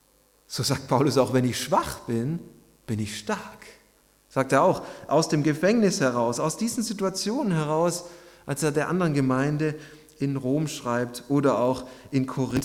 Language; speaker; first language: German; native; German